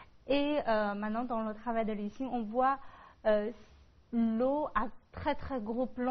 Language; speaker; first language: French; non-native, fluent; Chinese